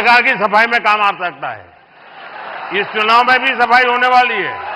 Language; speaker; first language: Hindi; non-native, local second language; Gujarati